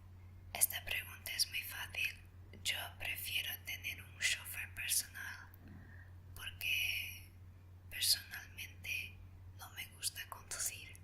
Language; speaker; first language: Spanish; non-native, fluent; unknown